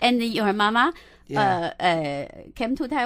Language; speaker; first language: English; non-native, local second language; Chinese